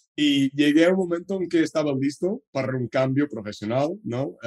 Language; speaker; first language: Spanish; non-native, fluent; English